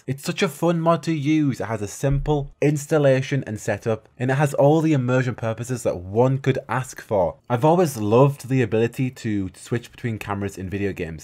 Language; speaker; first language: English; native; English